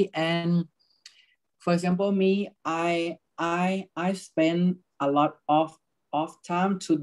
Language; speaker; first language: English; non-native, learner; Thai